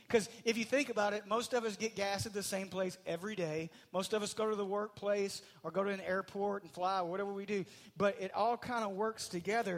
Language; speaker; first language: English; native; English